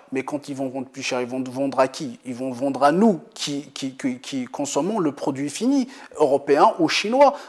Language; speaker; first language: French; non-native, local second language; Kabyle